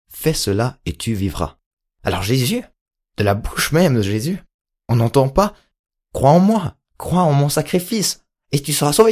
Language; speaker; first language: French; native; French